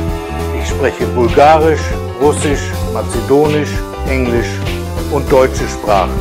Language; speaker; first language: German; non-native, fluent; Bulgarian